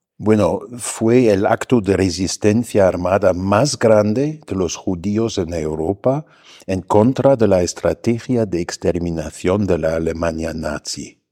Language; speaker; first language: Spanish; non-native, fluent; German